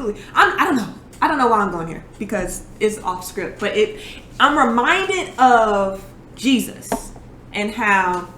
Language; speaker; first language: English; native; English